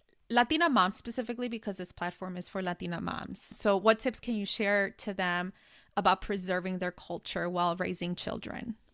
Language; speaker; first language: English; early bilingual, other home language; Spanish